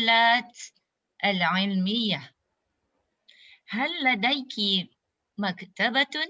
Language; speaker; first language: Arabic; non-native, learner; Malay